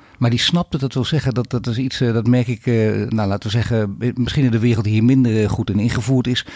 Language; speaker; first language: Dutch; native; Dutch